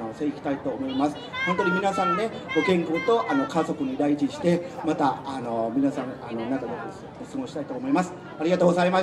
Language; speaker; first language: Japanese; non-native, fluent; Thai